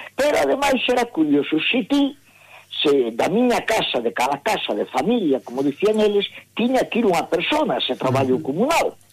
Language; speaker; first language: Galician; native; Galician